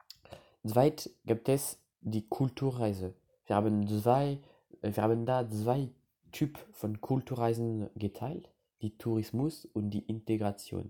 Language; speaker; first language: German; non-native, learner; French